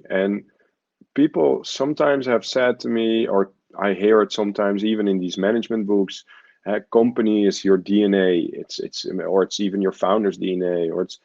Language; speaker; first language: English; non-native, fluent; Dutch